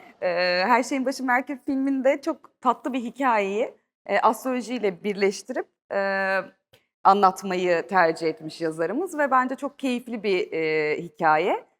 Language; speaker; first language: Turkish; native; Turkish